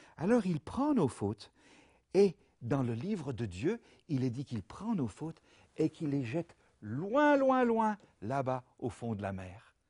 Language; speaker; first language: French; native; French